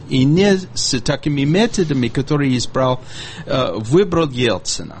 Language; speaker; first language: Russian; non-native, fluent; English